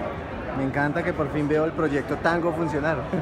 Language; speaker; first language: Spanish; native; Spanish